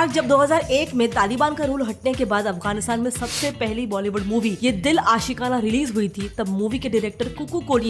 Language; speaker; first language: Hindi; native; Hindi